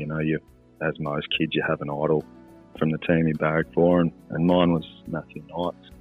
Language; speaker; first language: English; native; English